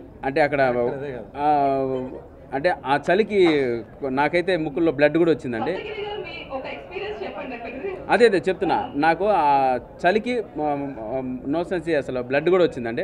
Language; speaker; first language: Telugu; native; Telugu